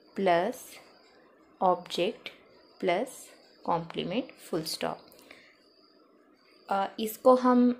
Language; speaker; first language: Hindi; non-native, local second language; Marathi